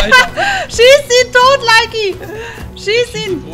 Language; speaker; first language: German; native; German